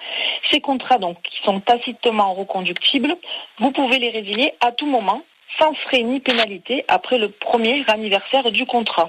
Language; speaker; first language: French; native; French